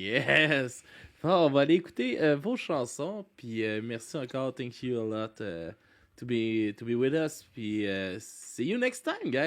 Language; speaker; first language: French; native; French